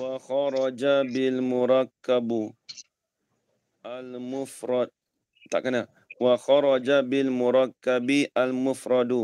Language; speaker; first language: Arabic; non-native, fluent; Malay